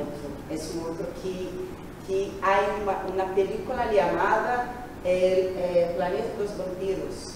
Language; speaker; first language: Spanish; non-native, learner; Portuguese